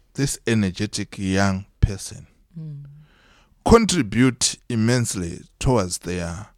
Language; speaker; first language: English; non-native, local second language; Shona